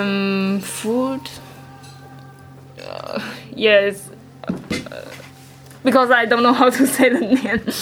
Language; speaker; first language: English; non-native, learner; Chinese